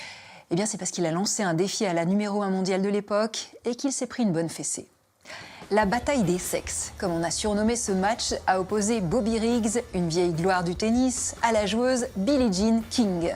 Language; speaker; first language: French; native; French